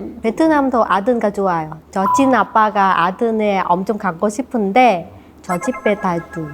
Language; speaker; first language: Korean; non-native, learner; Vietnamese